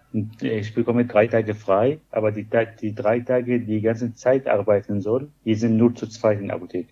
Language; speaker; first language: German; non-native, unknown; Arabic